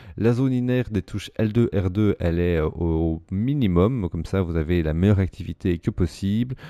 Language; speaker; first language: French; native; French